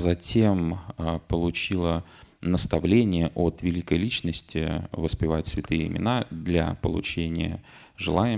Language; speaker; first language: Russian; native; Russian